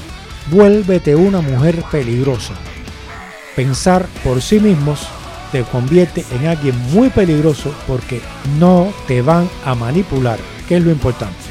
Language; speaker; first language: Spanish; native; Spanish